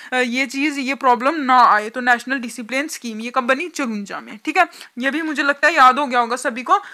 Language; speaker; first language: Hindi; native; Hindi